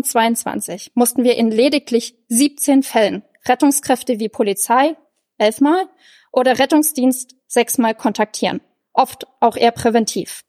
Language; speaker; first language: German; native; German